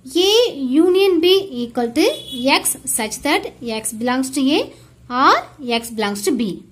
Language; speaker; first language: English; non-native, local second language; Tamil